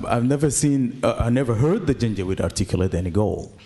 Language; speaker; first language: English; non-native, fluent; Arabic